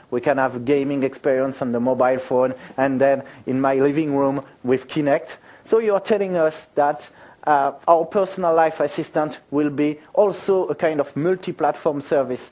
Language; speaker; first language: English; non-native, fluent; French